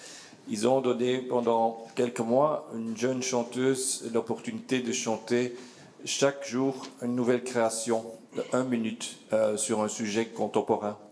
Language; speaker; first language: French; non-native, fluent; Dutch